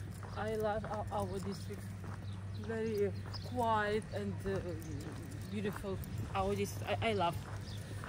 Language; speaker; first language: English; non-native, learner; Russian